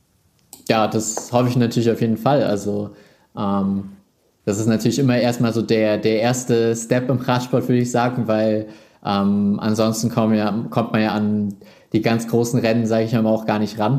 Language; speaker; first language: German; native; German